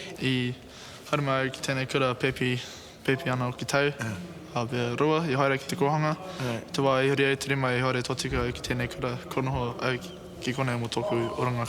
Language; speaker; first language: Māori; non-native, local second language; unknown